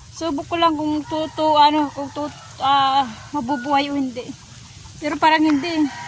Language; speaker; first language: Filipino; non-native, local second language; Waray